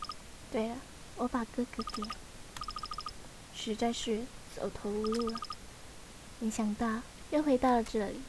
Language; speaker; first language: Chinese; native; Chinese